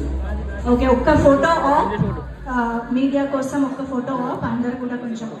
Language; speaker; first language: Telugu; native; Telugu